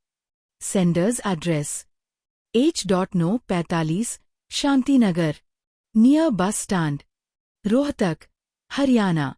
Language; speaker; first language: English; non-native, fluent; Hindi